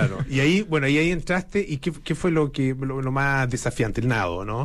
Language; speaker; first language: Spanish; native; Spanish